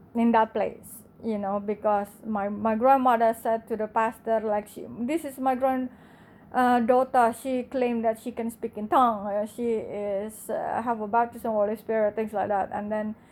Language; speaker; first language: English; non-native, fluent; Indonesian